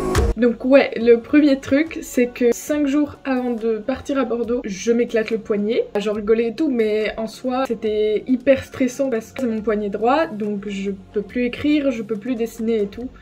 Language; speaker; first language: French; native; French